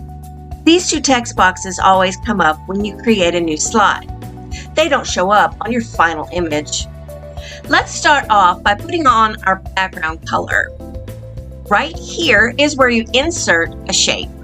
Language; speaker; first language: English; native; English